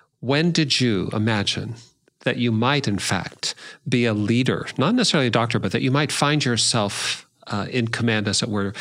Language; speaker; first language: English; native; English